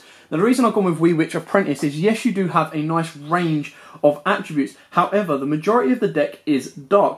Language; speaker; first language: English; native; English